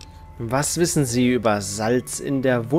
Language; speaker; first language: German; native; German